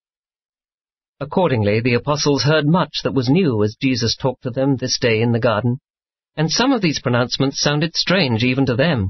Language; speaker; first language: English; native; English